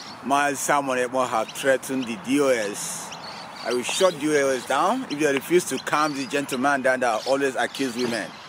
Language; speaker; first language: English; non-native, local second language; Igbo